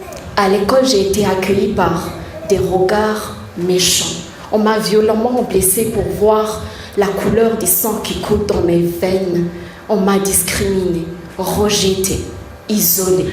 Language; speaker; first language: French; non-native, local second language; Rundi